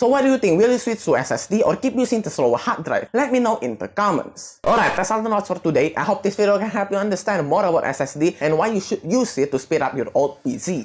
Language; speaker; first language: English; non-native, fluent; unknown